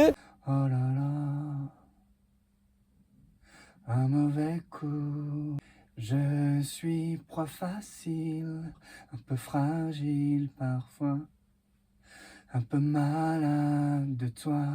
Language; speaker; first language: French; native; French